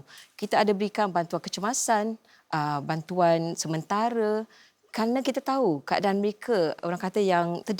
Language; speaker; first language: Malay; native; Malay